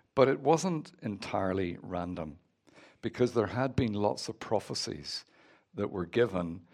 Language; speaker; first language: English; native; English